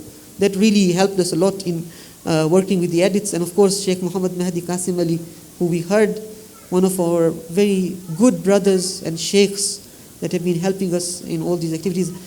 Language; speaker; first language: English; non-native, fluent; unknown